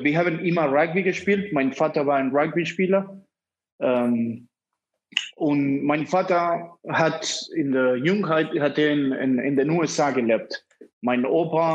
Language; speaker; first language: German; non-native, fluent; Spanish